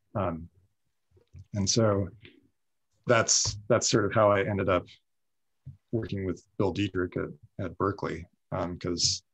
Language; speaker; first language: English; native; English